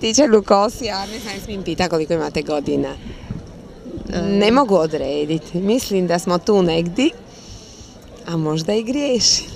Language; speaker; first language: Croatian; native; Croatian